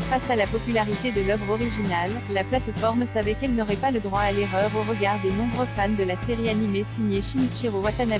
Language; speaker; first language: French; native; French